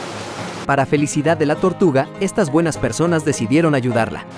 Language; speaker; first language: Spanish; native; Spanish